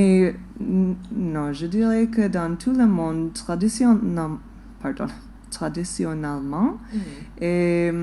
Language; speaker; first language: French; non-native, fluent; English